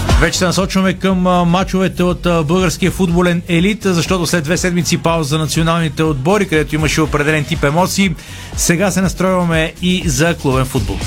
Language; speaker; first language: Bulgarian; native; Bulgarian